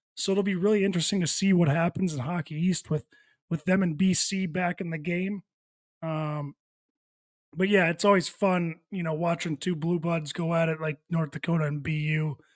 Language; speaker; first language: English; native; English